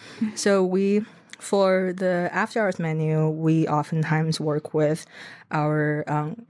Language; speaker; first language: English; non-native, fluent; Chinese